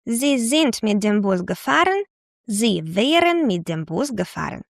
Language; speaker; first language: German; non-native, fluent; Ukrainian